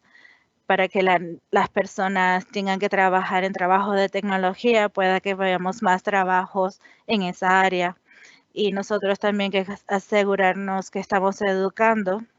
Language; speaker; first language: Spanish; non-native, fluent; English